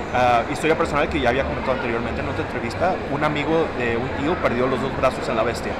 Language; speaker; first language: Spanish; early bilingual, heritage; Spanish